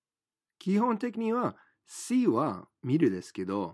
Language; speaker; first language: Japanese; non-native, fluent; English